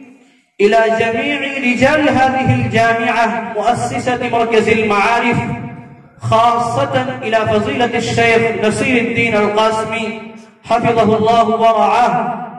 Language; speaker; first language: Arabic; non-native, fluent; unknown